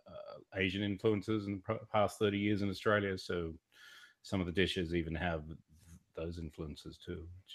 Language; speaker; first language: English; native; English